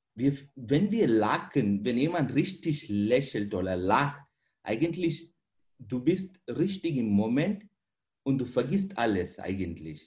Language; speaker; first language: German; non-native, fluent; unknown